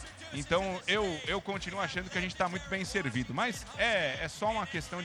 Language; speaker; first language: Portuguese; native; Portuguese